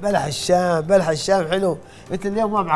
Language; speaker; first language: Arabic; native; Arabic